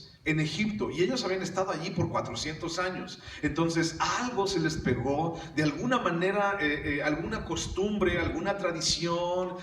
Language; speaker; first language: Spanish; native; Spanish